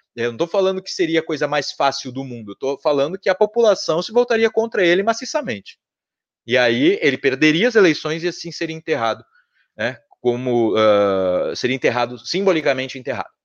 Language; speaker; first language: Portuguese; native; Portuguese